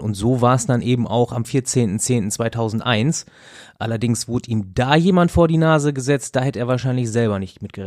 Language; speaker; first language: German; native; German